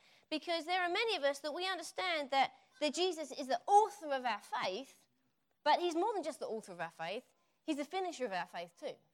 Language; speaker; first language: English; native; English